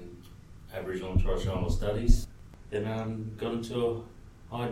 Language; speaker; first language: English; native; English